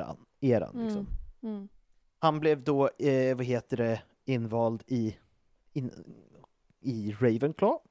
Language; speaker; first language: Swedish; native; Swedish